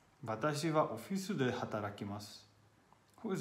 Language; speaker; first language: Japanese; non-native, learner; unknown